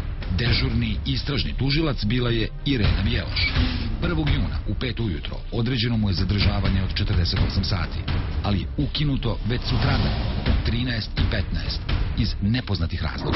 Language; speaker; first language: Serbian; native; Serbian